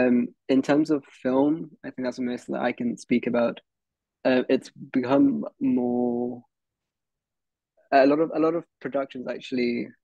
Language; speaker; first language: English; early bilingual, other home language; Hindi